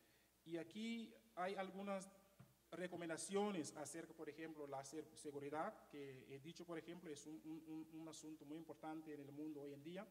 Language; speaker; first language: Spanish; non-native, fluent; Papiamento